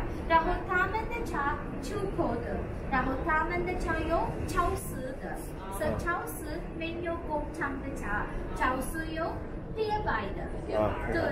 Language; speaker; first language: Chinese; non-native, learner; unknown